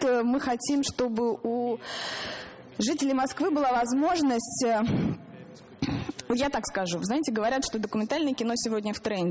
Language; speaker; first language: Russian; native; Russian